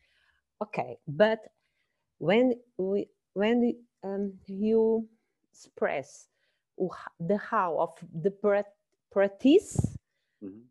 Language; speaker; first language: English; non-native, learner; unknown